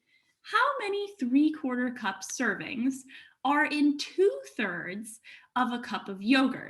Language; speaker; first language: English; native; English